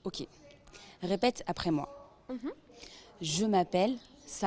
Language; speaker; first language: French; native; French